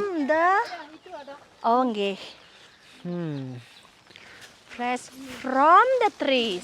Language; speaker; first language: English; non-native, learner; Indonesian